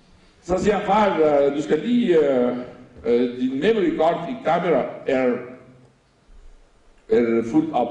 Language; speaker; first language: Danish; non-native, fluent; Arabic